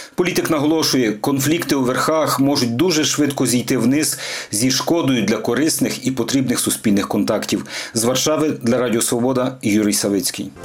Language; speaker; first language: Ukrainian; native; Ukrainian